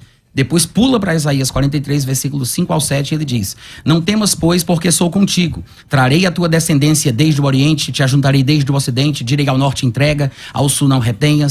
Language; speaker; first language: Portuguese; native; Portuguese